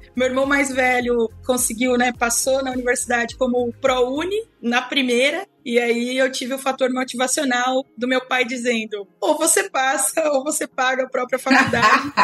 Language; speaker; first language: Portuguese; native; Portuguese